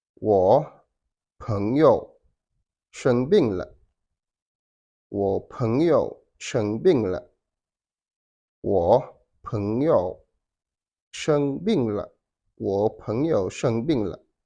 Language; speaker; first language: Chinese; non-native, fluent; Wolof